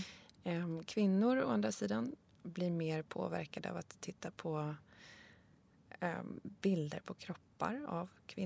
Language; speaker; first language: Swedish; native; Swedish